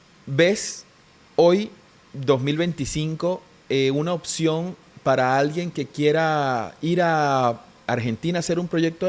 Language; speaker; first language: Spanish; native; Spanish